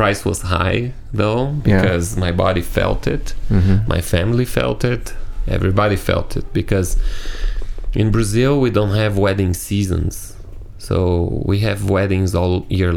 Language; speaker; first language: English; non-native, fluent; Portuguese